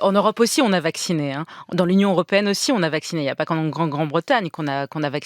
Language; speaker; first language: French; native; French